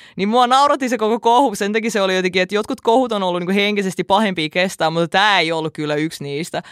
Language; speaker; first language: Finnish; early bilingual, other home language; Russian